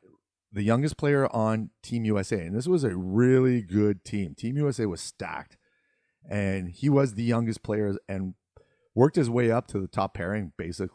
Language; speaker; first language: English; native; English